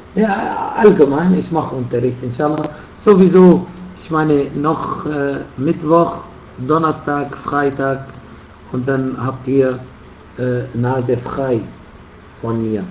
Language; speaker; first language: German; non-native, fluent; Arabic